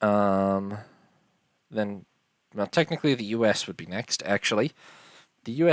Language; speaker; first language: English; native; English